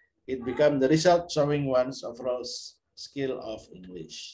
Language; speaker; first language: English; non-native, fluent; Indonesian